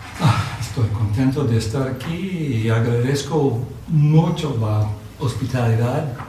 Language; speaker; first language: Spanish; non-native, fluent; English